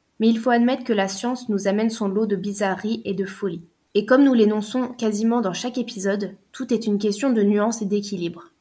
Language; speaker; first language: French; native; French